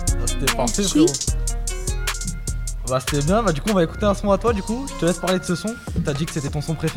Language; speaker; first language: French; native; French